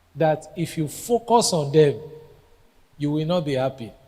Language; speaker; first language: English; non-native, local second language; Yoruba